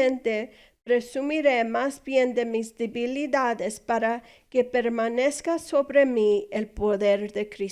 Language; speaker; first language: Spanish; non-native, fluent; English